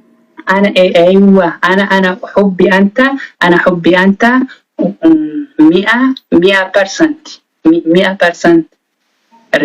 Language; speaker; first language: Arabic; non-native, learner; Oromo